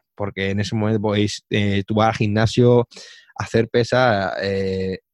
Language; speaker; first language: Spanish; native; Spanish